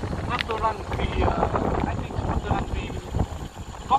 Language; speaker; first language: English; non-native, learner; Vietnamese